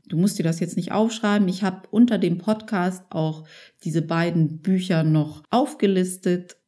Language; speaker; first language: German; early bilingual, other home language; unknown